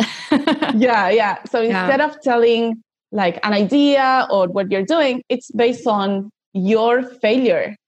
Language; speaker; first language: English; non-native, fluent; Spanish